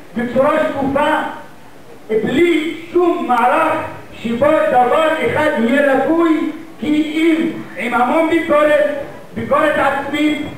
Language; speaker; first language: Hebrew; non-native, local second language; Arabic